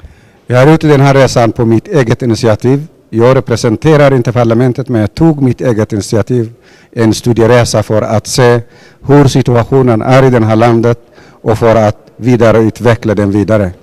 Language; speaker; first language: Swedish; non-native, fluent; Somali